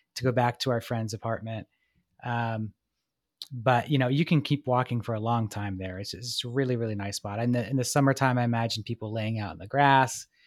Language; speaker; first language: English; native; English